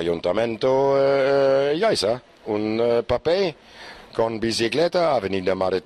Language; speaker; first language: Spanish; non-native, learner; German